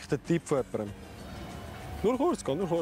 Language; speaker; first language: German; early bilingual, other home language; Albanian